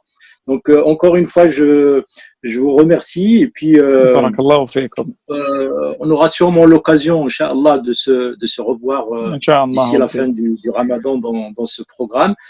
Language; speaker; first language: French; native; French